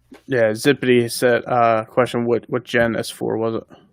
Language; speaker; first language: English; native; English